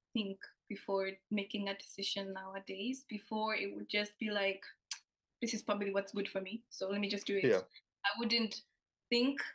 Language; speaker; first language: English; non-native, local second language; Swahili